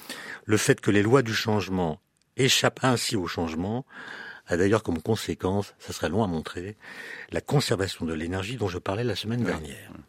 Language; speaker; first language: French; native; French